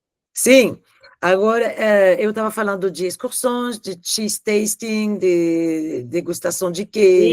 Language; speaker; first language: Portuguese; non-native, fluent; French